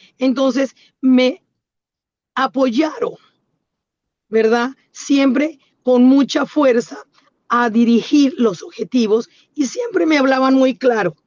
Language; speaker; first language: Spanish; native; Spanish